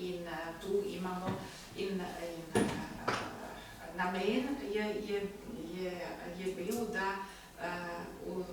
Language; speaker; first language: Slovenian; non-native, learner; German